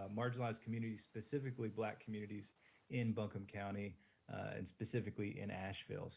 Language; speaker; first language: English; native; English